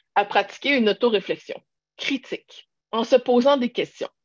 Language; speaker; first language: French; native; French